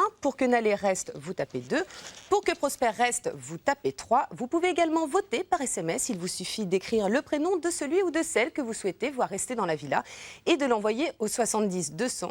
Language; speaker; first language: French; native; French